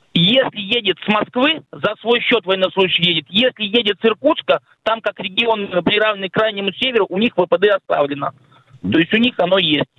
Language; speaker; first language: Russian; native; Russian